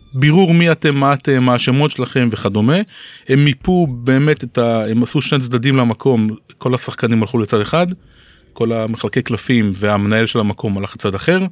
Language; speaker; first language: Hebrew; native; Hebrew